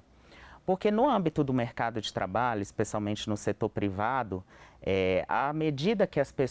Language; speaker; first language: Portuguese; native; Portuguese